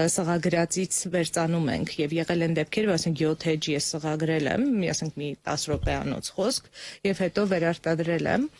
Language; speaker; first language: Armenian; native; Armenian